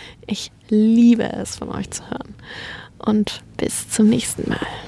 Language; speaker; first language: German; native; German